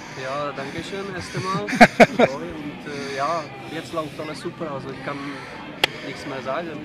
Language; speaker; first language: German; non-native, learner; Czech